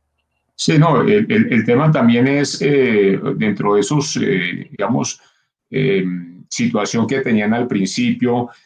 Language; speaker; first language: Spanish; native; Spanish